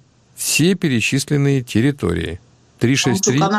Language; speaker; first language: Russian; native; Russian